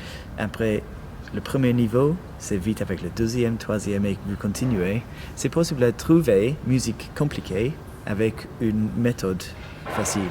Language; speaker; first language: French; non-native, learner; English